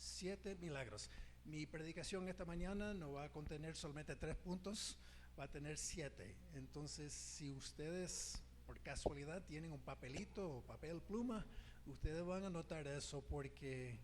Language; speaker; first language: Spanish; non-native, fluent; English